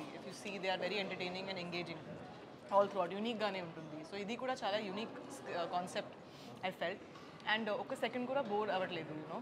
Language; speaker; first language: Telugu; non-native, local second language; Bangla